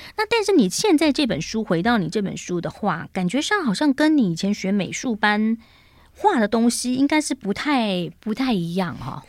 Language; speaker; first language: Chinese; native; Chinese